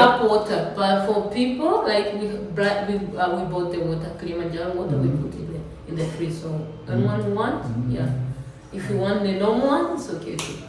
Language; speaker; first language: English; non-native, local second language; Swahili